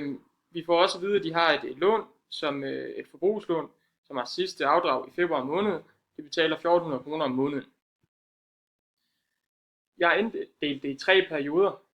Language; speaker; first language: Danish; native; Danish